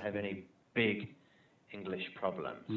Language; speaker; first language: English; non-native, fluent; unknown